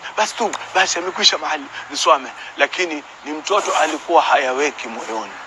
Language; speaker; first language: Swahili; native; Swahili